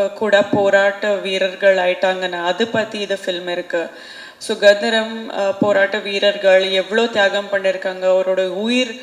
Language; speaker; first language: Tamil; non-native, fluent; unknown